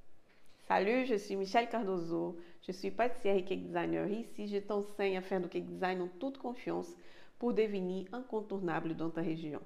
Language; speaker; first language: French; non-native, fluent; Portuguese